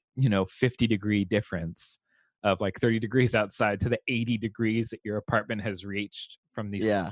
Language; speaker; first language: English; native; English